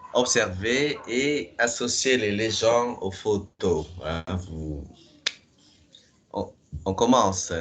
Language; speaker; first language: French; non-native, fluent; Khmer